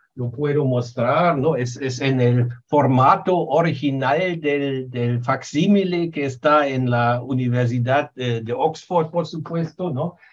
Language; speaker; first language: Spanish; non-native, fluent; German